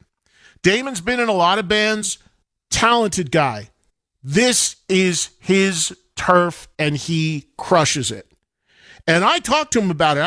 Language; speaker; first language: English; native; English